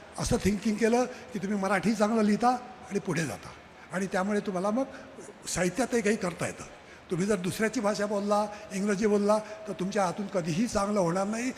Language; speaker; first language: Marathi; native; Marathi